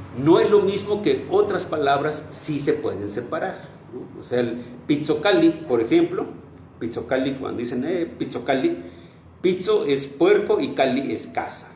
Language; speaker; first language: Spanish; non-native, local second language; Nahuatl languages